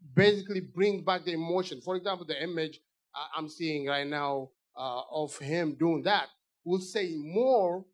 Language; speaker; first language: English; non-native, fluent; Amharic